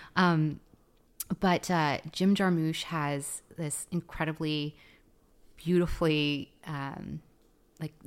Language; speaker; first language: English; non-native, fluent; Filipino